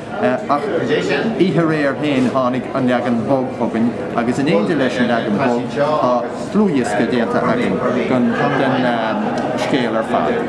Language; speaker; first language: Irish; native; Irish